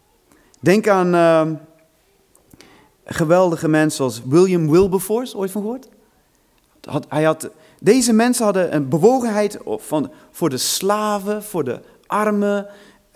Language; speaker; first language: Dutch; non-native, fluent; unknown